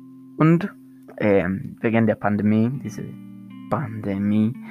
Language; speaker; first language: German; non-native, learner; Spanish